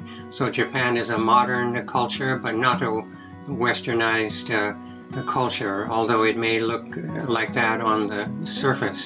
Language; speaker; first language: English; native; English